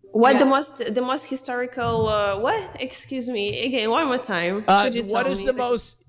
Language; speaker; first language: English; non-native, learner; Russian